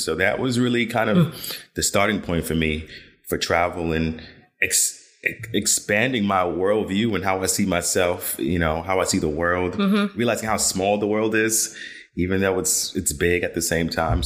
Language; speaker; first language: English; native; English